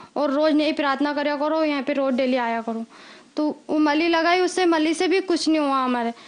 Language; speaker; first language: Hindi; native; Hindi